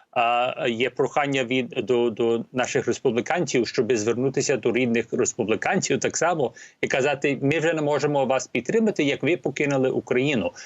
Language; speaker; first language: Ukrainian; early bilingual, heritage; Ukrainian